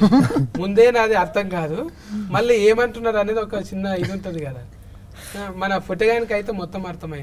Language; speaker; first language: Telugu; native; Telugu